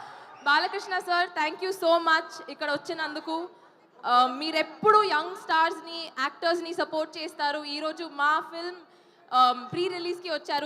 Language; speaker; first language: Telugu; non-native, fluent; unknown